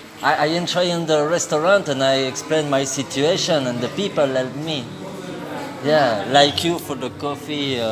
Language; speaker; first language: English; non-native, learner; French